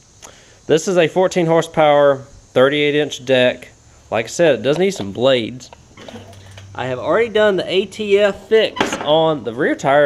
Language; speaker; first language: English; native; English